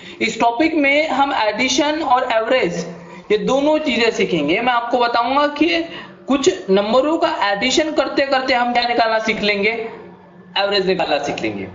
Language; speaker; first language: Hindi; non-native, local second language; Marathi